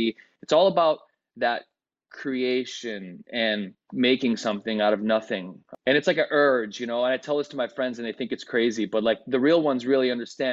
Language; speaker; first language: English; early bilingual, other home language; Greek